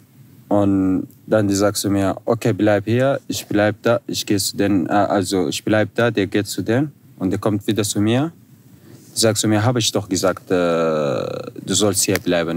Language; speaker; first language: German; non-native, fluent; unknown